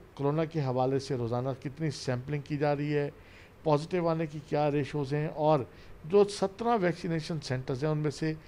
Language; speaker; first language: Urdu; non-native, local second language; Saraiki